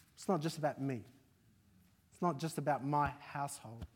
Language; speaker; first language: English; early bilingual, other home language; Arabic